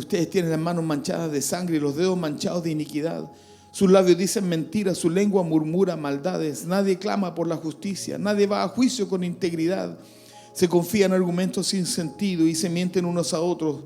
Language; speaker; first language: Spanish; native; Spanish